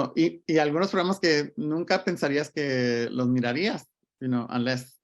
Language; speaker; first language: Spanish; early bilingual, other home language; English